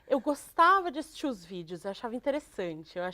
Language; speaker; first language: Portuguese; native; Portuguese